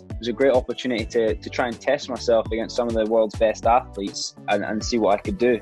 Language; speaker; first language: English; native; English